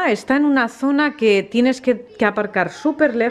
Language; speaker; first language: Spanish; native; Spanish